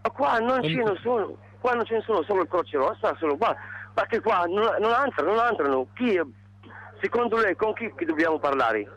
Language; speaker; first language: Italian; non-native, learner; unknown